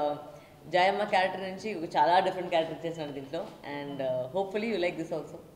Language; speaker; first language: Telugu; non-native, learner; Tamil